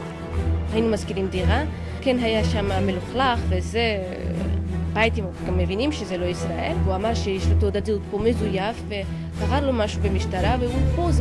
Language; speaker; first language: Hebrew; non-native, fluent; Russian